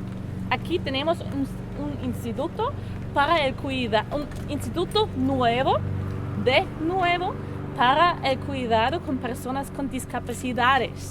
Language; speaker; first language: Spanish; non-native, learner; German